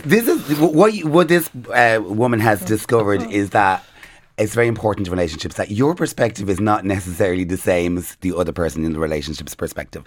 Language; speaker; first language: English; native; English